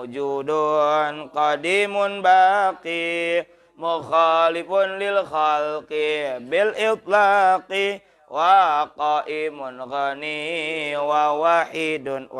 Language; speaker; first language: Arabic; non-native, fluent; Javanese